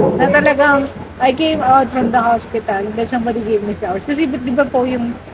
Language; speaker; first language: Filipino; native; Filipino